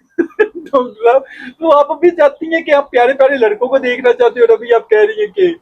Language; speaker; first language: Urdu; native; Urdu